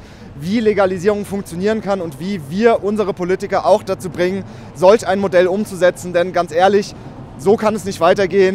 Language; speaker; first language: German; native; German